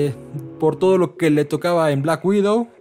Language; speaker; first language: Spanish; native; Spanish